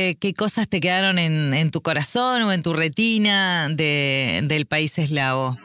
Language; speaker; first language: Spanish; native; Spanish